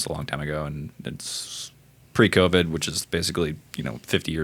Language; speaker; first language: English; native; English